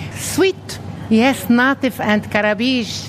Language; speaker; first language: English; non-native, learner; Arabic